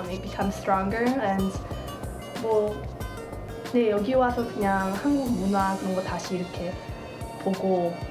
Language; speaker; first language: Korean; early bilingual, heritage; Korean